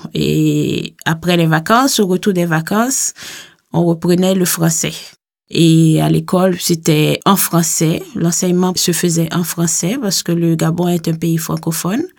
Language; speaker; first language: French; native; French